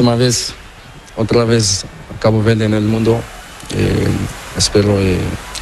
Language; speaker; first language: Spanish; non-native, learner; Portuguese